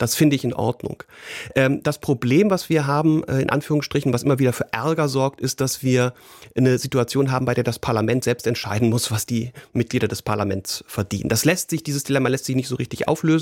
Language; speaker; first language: German; native; German